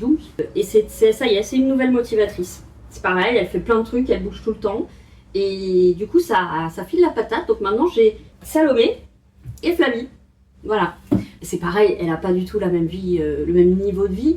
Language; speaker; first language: French; native; French